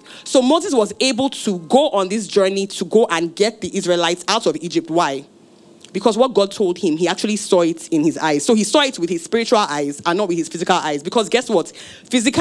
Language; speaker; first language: English; non-native, local second language; Yoruba